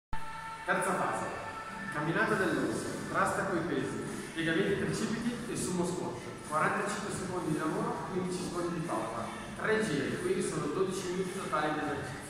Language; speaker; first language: Italian; native; Italian